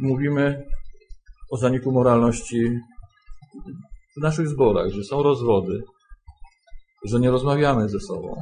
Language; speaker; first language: Polish; native; Polish